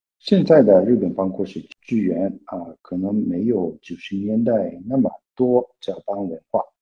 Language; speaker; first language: Chinese; non-native, fluent; Japanese